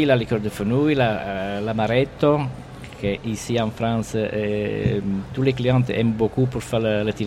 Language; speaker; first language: French; non-native, learner; Italian